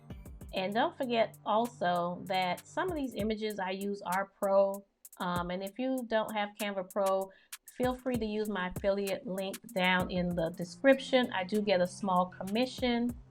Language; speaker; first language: English; native; English